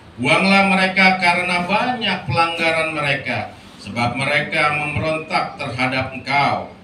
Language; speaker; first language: Indonesian; native; Indonesian